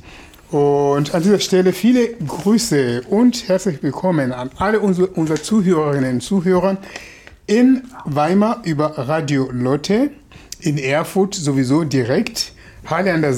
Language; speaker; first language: German; non-native, fluent; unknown